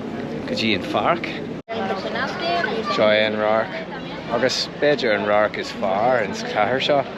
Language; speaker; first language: Irish; non-native, local second language; English